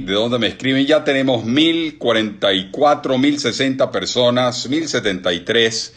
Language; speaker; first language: Spanish; native; Spanish